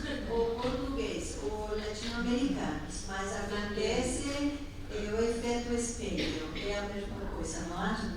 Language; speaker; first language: Portuguese; non-native, fluent; Spanish